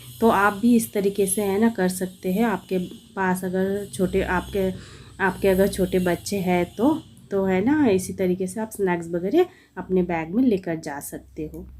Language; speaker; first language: Hindi; non-native, local second language; Bangla